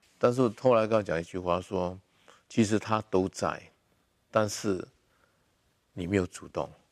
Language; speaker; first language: Chinese; native; Chinese